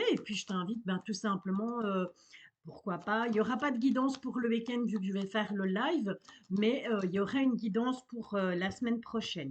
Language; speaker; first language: French; native; French